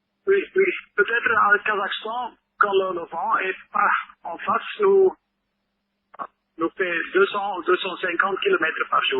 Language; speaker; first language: French; non-native, local second language; Dutch